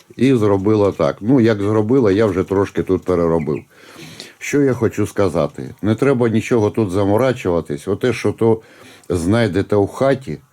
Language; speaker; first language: Ukrainian; non-native, local second language; Russian